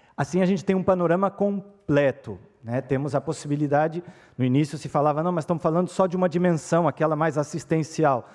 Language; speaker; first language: Portuguese; native; Portuguese